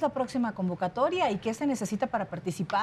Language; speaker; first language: Spanish; native; Spanish